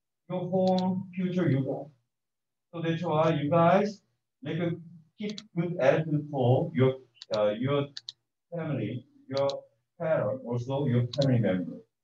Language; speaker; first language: English; non-native, learner; Korean